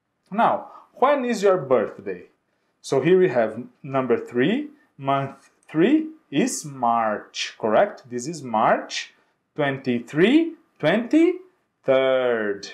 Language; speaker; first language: English; non-native, fluent; Portuguese